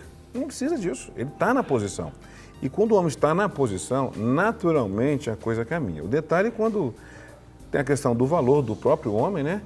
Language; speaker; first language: Portuguese; native; Portuguese